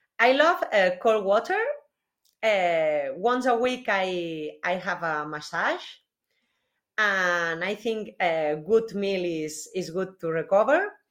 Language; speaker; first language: English; non-native, learner; Spanish